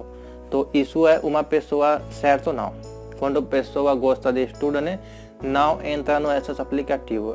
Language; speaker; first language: Portuguese; non-native, learner; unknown